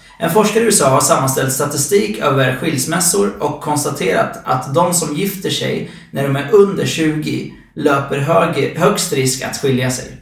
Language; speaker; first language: Swedish; native; Swedish